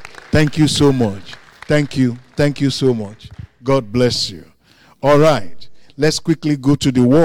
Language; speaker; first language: English; non-native, local second language; Yoruba